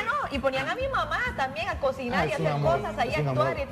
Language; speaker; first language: Spanish; native; Spanish